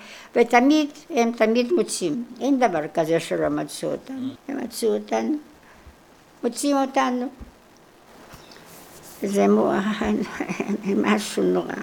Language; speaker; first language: Hebrew; non-native, local second language; Polish